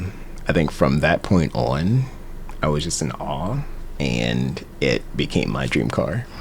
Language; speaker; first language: English; native; English